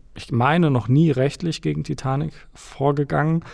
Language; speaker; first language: German; native; German